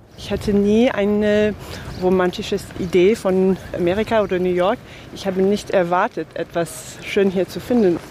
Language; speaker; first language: German; non-native, fluent; English